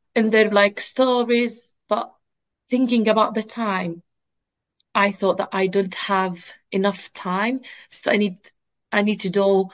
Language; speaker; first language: English; non-native, fluent; Arabic